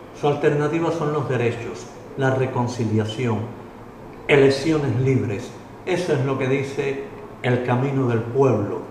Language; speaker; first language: Spanish; native; Spanish